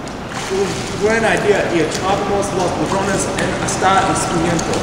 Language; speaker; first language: Spanish; non-native, learner; English